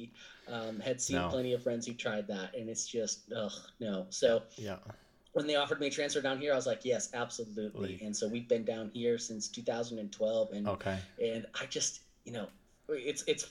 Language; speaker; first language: English; native; English